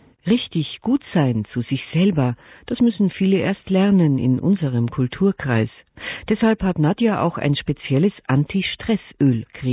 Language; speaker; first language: German; native; German